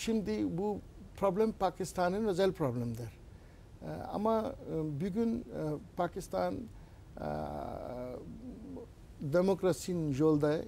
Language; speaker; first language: Turkish; non-native, learner; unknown